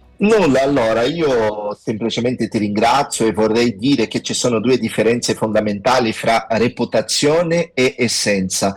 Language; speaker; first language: Italian; non-native, fluent; Portuguese